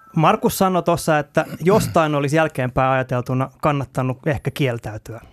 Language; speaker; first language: Finnish; native; Finnish